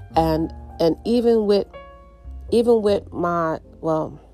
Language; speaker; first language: English; native; English